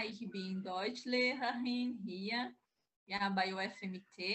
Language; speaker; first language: German; non-native, learner; Portuguese